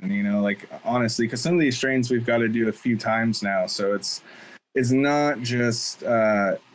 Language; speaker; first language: English; native; English